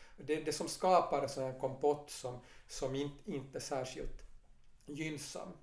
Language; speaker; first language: Swedish; native; Swedish